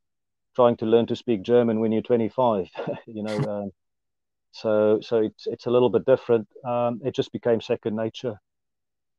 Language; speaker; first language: English; non-native, local second language; Afrikaans